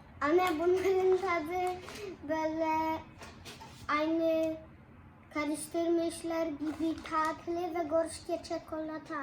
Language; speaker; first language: Turkish; early bilingual, heritage; Turkish